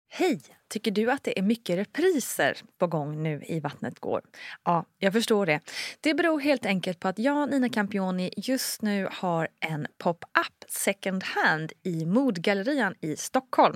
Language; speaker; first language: Swedish; native; Swedish